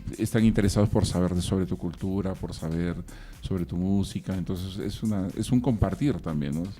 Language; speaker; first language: Spanish; native; Spanish